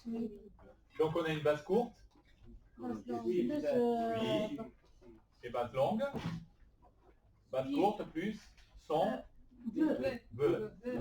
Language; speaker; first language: French; native; French